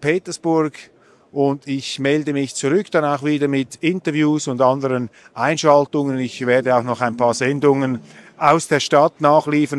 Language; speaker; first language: German; native; German